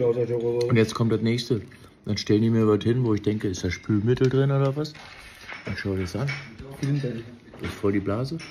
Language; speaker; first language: German; native; German